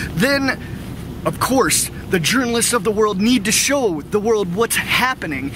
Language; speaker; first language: English; native; English